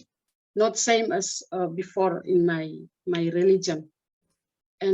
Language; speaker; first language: English; non-native, learner; Indonesian